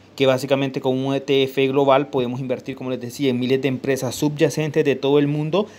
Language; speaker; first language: Spanish; native; Spanish